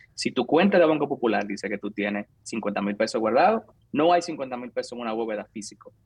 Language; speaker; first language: Spanish; native; Spanish